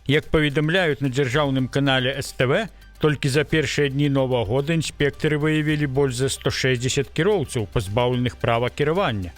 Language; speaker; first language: Belarusian; native; Belarusian